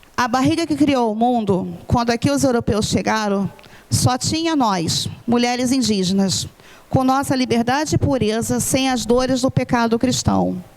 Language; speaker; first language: Portuguese; non-native, fluent; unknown